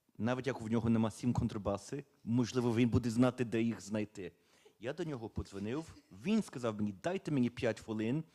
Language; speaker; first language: Ukrainian; early bilingual, heritage; Ukrainian